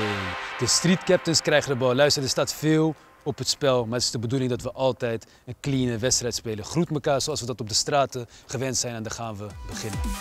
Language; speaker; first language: Dutch; native; Dutch